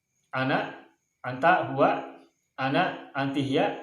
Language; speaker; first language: Arabic; non-native, fluent; Indonesian